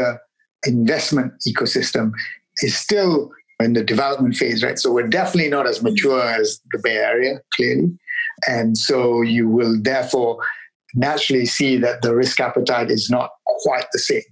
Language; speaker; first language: English; non-native, local second language; Tamil